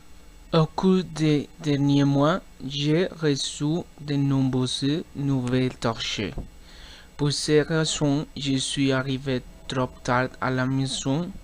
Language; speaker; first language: French; non-native, learner; Spanish